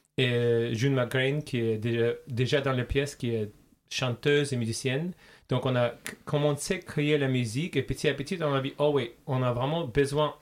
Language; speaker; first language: French; non-native, fluent; Russian